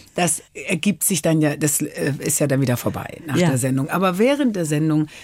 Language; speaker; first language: German; native; German